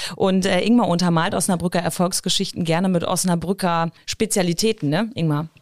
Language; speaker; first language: German; native; German